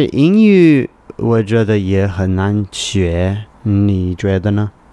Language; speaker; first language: Chinese; non-native, learner; English